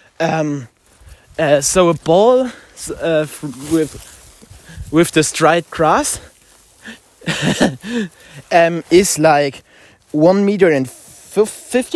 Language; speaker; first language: English; non-native, learner; German